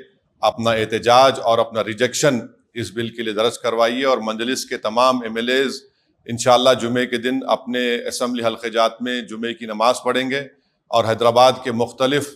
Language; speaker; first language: Hindi; native; Hindi